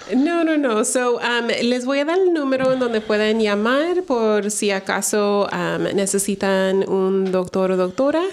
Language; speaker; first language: Spanish; early bilingual, heritage; Spanish